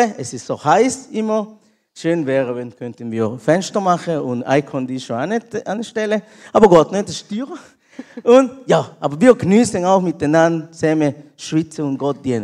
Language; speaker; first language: German; non-native, learner; Spanish